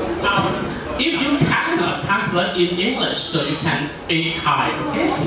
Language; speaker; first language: English; non-native, learner; Thai